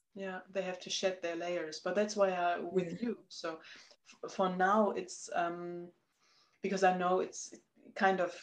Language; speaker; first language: English; non-native, fluent; German